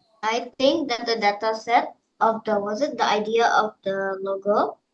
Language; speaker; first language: English; non-native, fluent; Indonesian